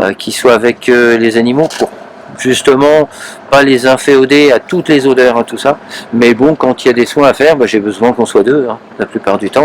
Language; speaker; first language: French; native; French